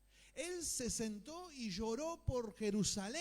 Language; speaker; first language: Spanish; native; Spanish